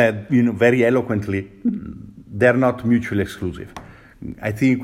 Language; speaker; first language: English; non-native, fluent; Italian